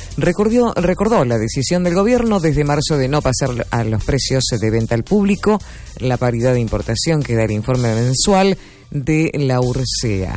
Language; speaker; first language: Spanish; native; Spanish